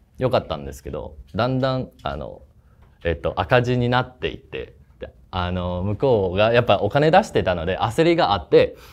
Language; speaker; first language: Japanese; non-native, fluent; Chinese